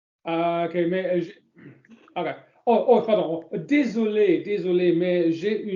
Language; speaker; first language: French; non-native, learner; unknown